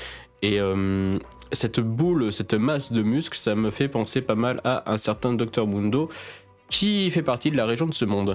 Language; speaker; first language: French; native; French